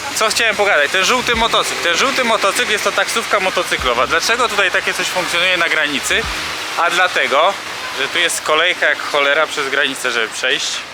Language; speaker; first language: Polish; native; Polish